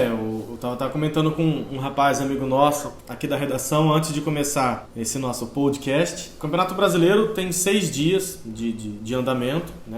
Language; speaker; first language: Portuguese; native; Portuguese